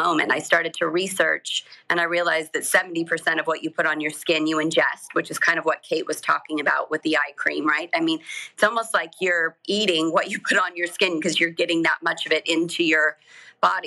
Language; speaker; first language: English; native; English